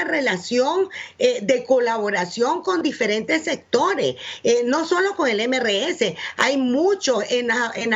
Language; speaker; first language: Spanish; native; Spanish